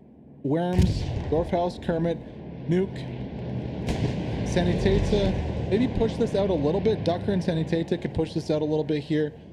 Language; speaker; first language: English; native; English